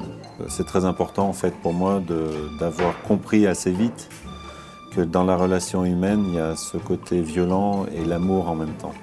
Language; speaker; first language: French; early bilingual, other home language; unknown